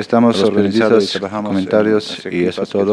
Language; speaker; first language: Spanish; non-native, learner; Bosnian